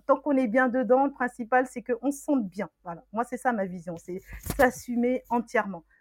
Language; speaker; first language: French; early bilingual, other home language; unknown